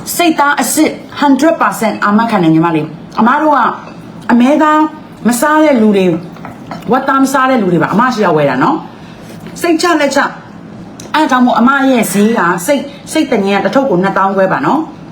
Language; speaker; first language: Burmese; non-native, local second language; Kachin